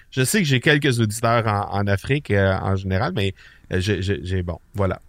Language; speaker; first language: French; native; French